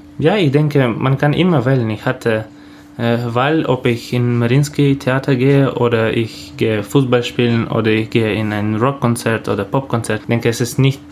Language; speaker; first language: German; non-native, fluent; Russian